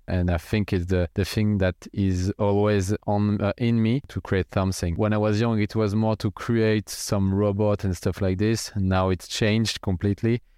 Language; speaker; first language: English; non-native, fluent; French